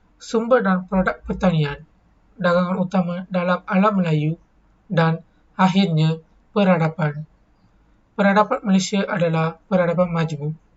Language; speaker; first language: Malay; non-native, local second language; Tamil